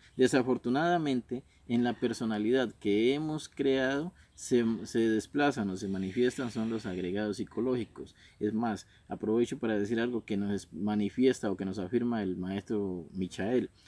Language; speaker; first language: Spanish; native; Spanish